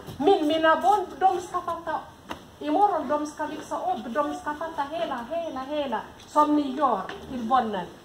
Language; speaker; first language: Swedish; non-native, learner; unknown